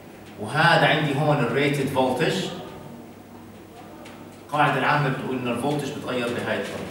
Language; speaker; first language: Arabic; native; Arabic